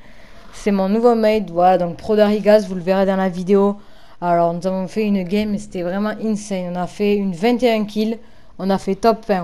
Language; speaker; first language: French; native; French